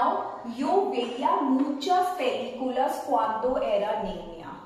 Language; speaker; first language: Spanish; non-native, fluent; Hindi